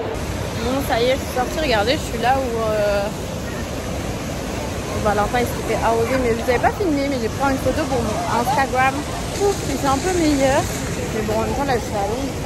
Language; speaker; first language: French; native; French